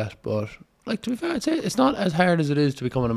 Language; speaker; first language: English; native; English